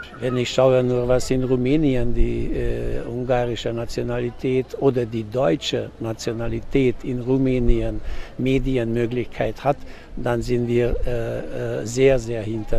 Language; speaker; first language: German; non-native, local second language; Hungarian